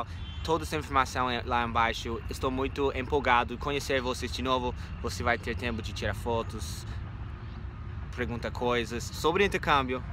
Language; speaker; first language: Portuguese; non-native, fluent; English